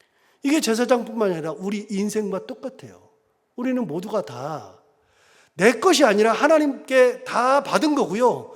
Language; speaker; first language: Korean; native; Korean